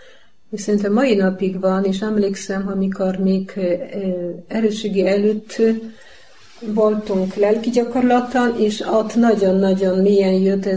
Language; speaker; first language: Hungarian; non-native, learner; Polish